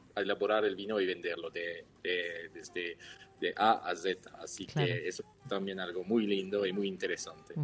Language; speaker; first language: Spanish; non-native, fluent; French